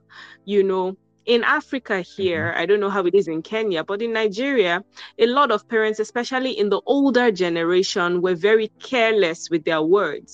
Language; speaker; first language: English; non-native, local second language; Yoruba